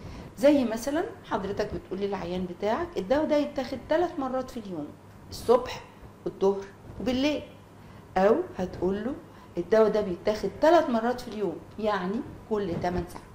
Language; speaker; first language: Arabic; native; Arabic